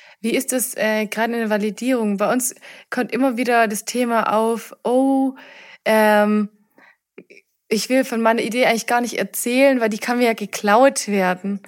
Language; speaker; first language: German; native; German